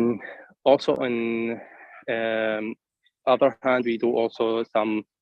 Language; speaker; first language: English; non-native, fluent; Arabic